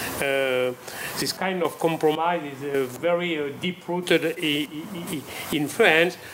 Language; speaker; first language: English; non-native, fluent; French